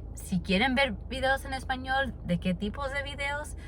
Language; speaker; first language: Spanish; early bilingual, heritage; Spanish